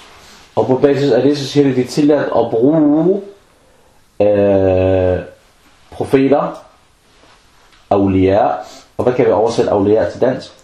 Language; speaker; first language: Danish; non-native, fluent; Arabic